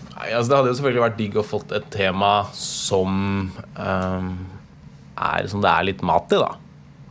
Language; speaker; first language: Norwegian; native; Norwegian